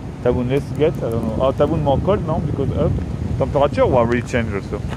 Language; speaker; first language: English; non-native, learner; French